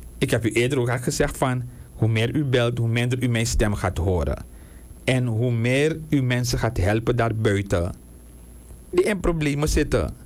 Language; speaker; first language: Dutch; native; Dutch